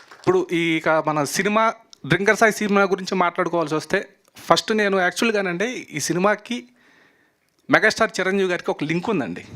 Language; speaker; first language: Telugu; native; Telugu